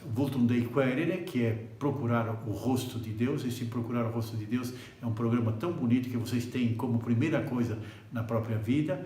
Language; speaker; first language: Portuguese; native; Portuguese